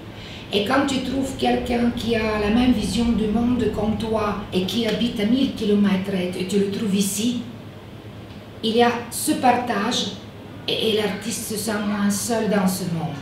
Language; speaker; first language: French; non-native, fluent; Bulgarian